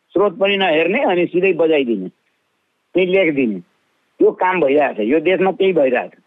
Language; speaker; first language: Nepali; non-native, local second language; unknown